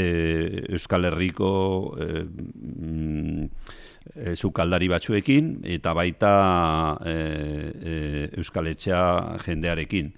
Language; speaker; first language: Basque; non-native, local second language; Spanish